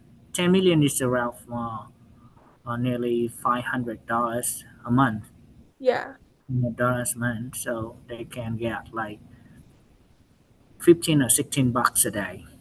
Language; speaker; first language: English; non-native, learner; Vietnamese